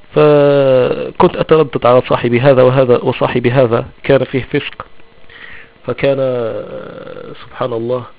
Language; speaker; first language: Arabic; non-native, local second language; Tachelhit